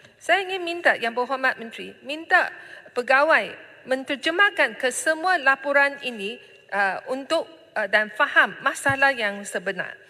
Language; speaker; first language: Malay; non-native, local second language; Chinese